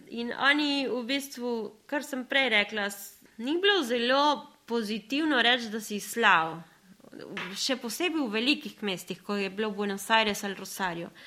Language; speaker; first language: Slovenian; early bilingual, other home language; Spanish